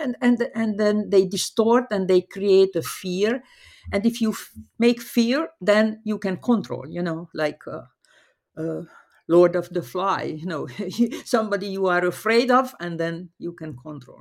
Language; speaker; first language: English; non-native, fluent; Hungarian